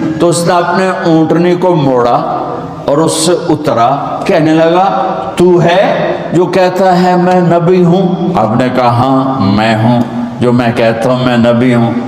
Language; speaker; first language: Urdu; non-native, local second language; Punjabi